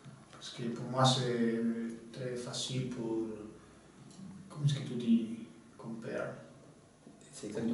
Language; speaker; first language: French; non-native, learner; Spanish